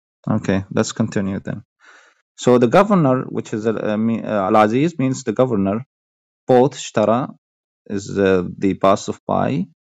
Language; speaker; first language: English; non-native, fluent; Arabic